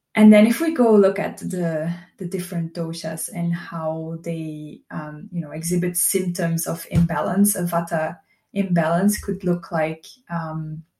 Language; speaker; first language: English; non-native, fluent; Dutch